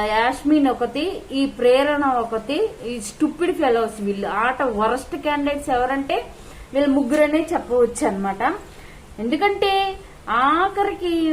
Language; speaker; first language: Telugu; native; Telugu